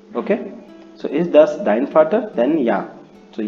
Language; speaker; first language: German; non-native, fluent; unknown